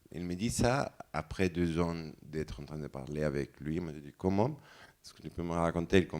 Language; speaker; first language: French; non-native, fluent; Spanish